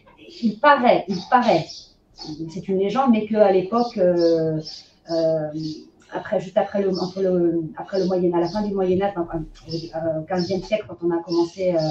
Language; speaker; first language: French; native; French